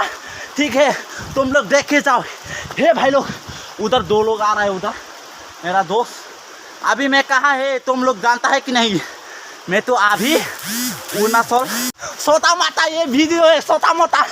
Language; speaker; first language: Hindi; non-native, local second language; Bodo